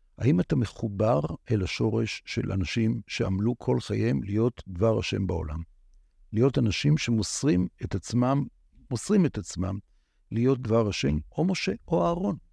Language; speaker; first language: Hebrew; native; Hebrew